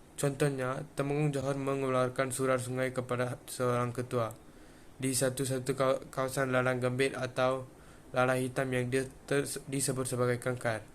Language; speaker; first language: Malay; non-native, local second language; Tamil